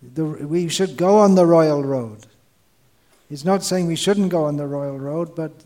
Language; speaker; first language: English; native; English